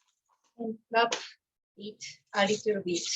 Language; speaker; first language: English; non-native, learner; Japanese